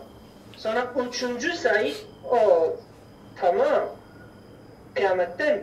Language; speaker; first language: Turkish; non-native, learner; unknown